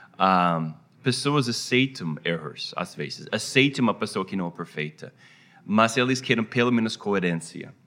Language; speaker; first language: Portuguese; non-native, fluent; English